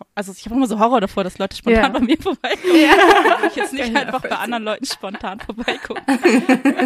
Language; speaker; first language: German; native; German